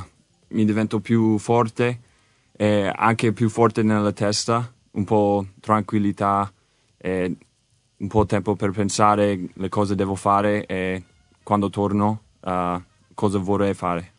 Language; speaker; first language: Italian; non-native, learner; English